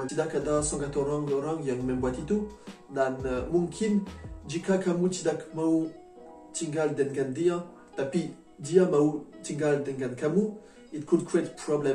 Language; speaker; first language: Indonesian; non-native, learner; French